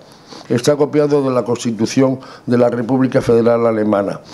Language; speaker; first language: Spanish; native; Spanish